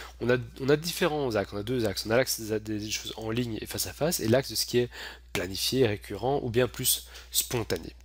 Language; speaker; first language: French; native; French